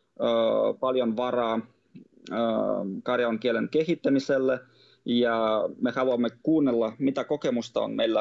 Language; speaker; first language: Finnish; non-native, fluent; Russian